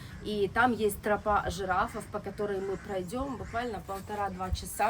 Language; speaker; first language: Russian; native; Russian